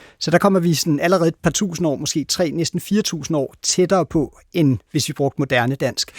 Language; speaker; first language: Danish; native; Danish